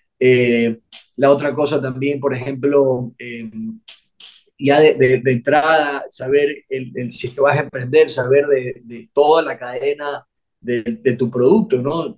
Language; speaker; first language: Spanish; native; Spanish